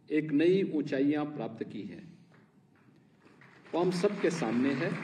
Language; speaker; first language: Hindi; native; Hindi